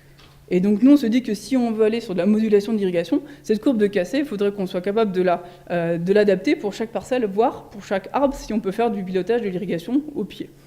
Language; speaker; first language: French; native; French